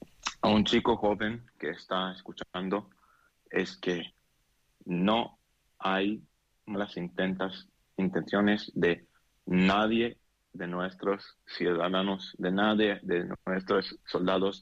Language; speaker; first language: Spanish; non-native, learner; Hebrew